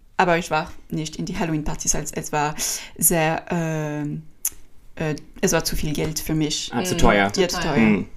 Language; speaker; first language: German; non-native, learner; French